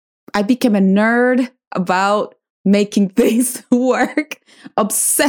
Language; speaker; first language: English; non-native, fluent; Spanish